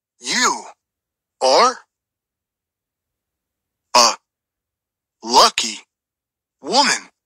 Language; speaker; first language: English; non-native, learner; Russian